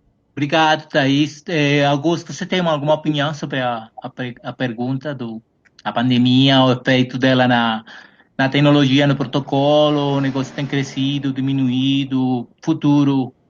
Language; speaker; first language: Portuguese; non-native, fluent; Spanish